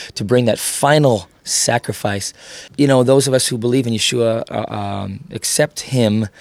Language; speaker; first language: English; native; English